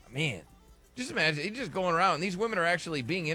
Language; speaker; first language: English; native; English